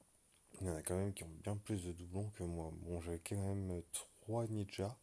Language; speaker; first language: French; native; French